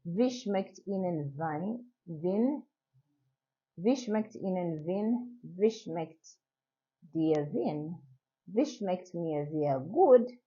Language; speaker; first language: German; non-native, learner; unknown